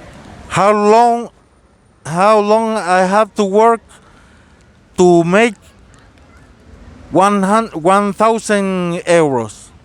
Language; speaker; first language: English; non-native, learner; Spanish